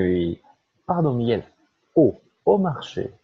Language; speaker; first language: French; non-native, fluent; Portuguese